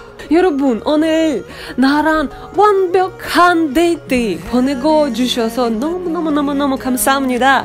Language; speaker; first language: Korean; non-native, learner; Russian